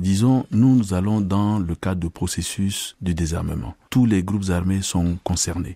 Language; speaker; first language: French; non-native, local second language; Sango